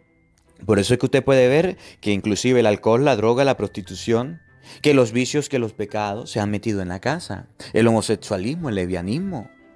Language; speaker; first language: Spanish; native; Spanish